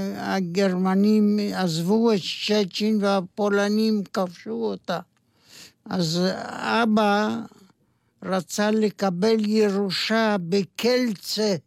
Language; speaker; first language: Hebrew; non-native, fluent; Yiddish